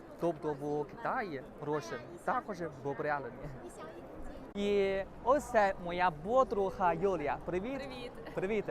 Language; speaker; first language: Ukrainian; non-native, learner; Chinese